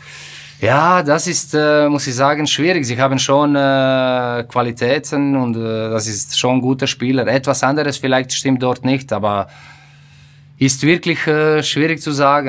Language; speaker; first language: German; non-native, fluent; Croatian